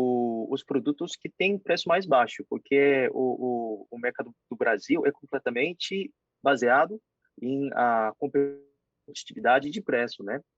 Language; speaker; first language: Portuguese; non-native, fluent; Korean